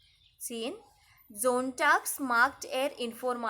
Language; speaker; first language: German; non-native, fluent; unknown